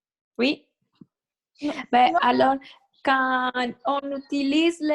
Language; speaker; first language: French; non-native, learner; Spanish